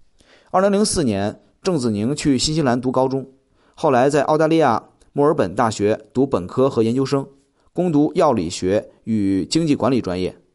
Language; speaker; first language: Chinese; native; Chinese